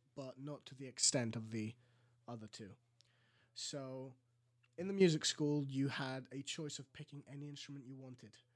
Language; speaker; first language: English; early bilingual, other home language; Greek